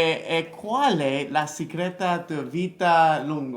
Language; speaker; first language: Italian; non-native, learner; English